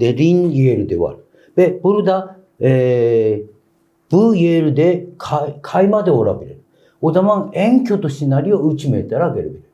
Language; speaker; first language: Turkish; non-native, learner; Japanese